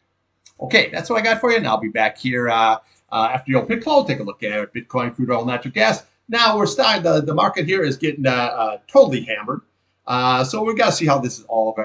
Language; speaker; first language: English; native; English